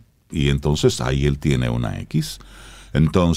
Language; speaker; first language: Spanish; native; Spanish